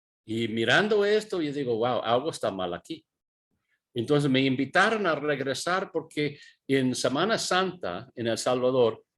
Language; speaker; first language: Spanish; non-native, fluent; English